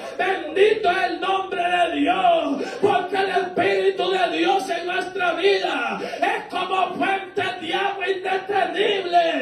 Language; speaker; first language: Spanish; native; Spanish